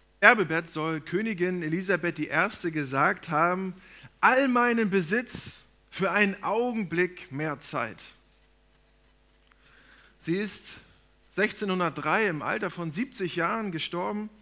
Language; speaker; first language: German; native; German